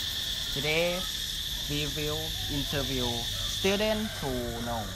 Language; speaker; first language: English; non-native, learner; Thai